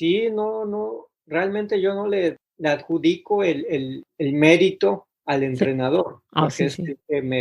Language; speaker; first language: Spanish; native; Spanish